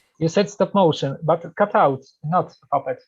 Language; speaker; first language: English; non-native, fluent; Polish